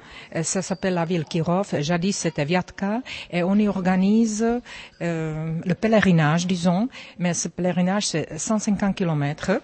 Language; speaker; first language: French; non-native, fluent; Czech